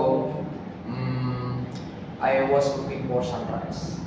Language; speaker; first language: English; non-native, learner; Indonesian